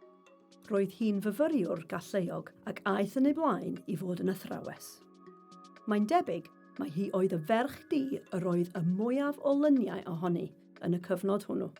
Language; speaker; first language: Welsh; native; Welsh